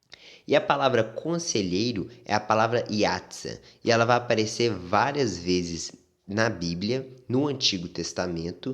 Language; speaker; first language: Portuguese; native; Portuguese